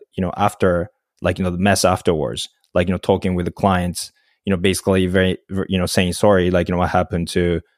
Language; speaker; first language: English; non-native, fluent; Japanese